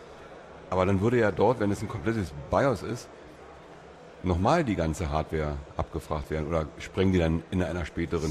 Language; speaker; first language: German; native; German